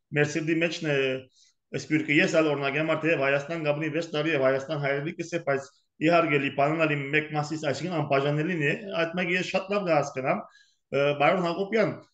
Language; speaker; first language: Armenian; early bilingual, heritage; Armenian